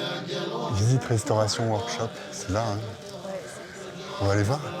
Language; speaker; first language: French; native; French